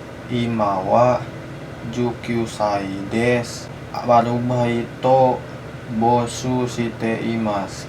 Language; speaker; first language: Japanese; non-native, learner; Indonesian